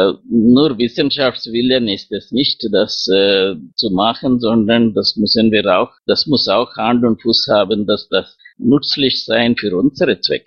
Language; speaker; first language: German; non-native, fluent; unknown